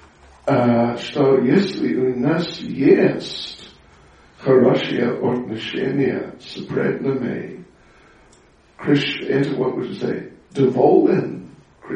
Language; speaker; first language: Russian; non-native, learner; English